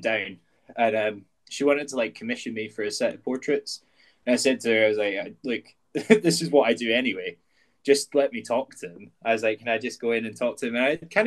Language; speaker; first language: English; native; English